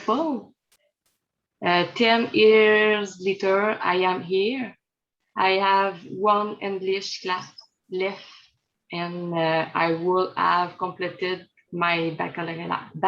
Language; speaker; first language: English; non-native, learner; French